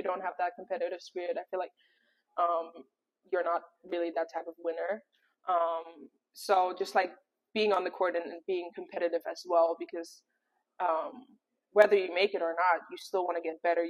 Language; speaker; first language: English; non-native, fluent; German